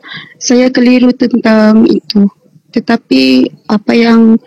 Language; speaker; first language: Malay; non-native, local second language; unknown